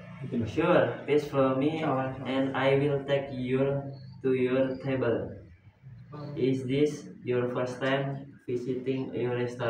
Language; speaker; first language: English; non-native, learner; Indonesian